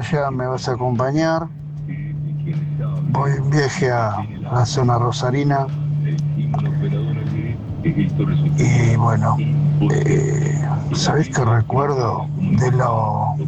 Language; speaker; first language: Spanish; native; Spanish